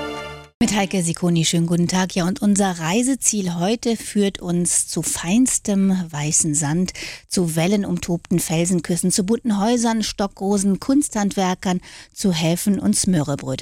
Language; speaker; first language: German; native; German